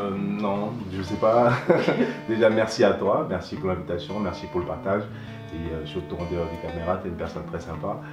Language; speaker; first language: French; non-native, local second language; Haitian Creole